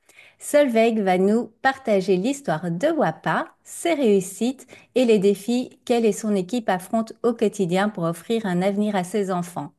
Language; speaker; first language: French; native; French